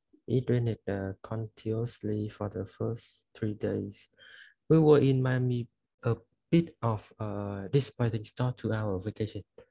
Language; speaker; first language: English; non-native, learner; Vietnamese